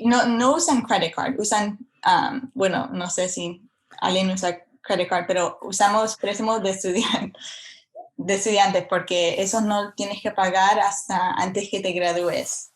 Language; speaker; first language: Spanish; early bilingual, heritage; Spanish